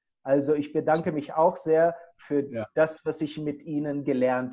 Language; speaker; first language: German; non-native, fluent; Portuguese